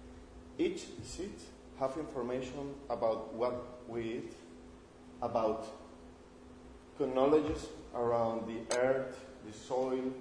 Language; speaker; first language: English; non-native, learner; Spanish